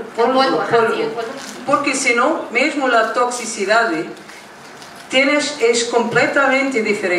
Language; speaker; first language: Spanish; non-native, learner; Portuguese